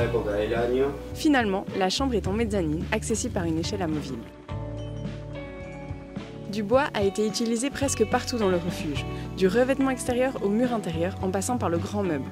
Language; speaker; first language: French; native; French